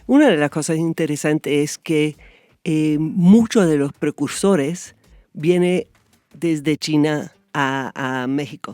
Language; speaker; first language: Spanish; non-native, fluent; English